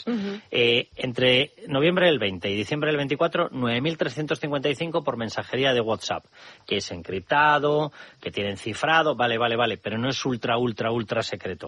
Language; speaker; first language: Spanish; native; Spanish